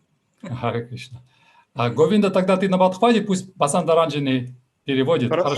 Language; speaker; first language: Russian; native; Russian